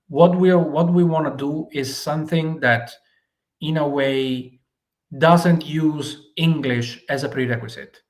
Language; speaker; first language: English; non-native, fluent; Italian